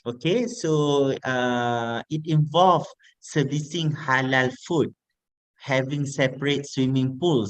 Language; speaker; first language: English; non-native, fluent; Malay